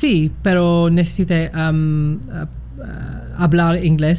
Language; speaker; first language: Spanish; non-native, fluent; English